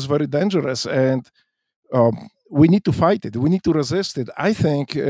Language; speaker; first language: English; non-native, fluent; Polish